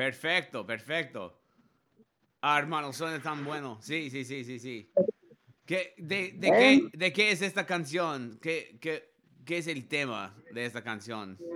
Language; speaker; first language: Spanish; non-native, learner; English